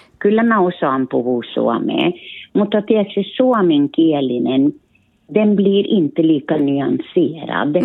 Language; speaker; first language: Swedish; early bilingual, other home language; Finnish